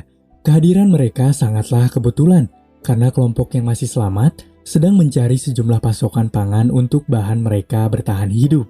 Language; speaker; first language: Indonesian; native; Indonesian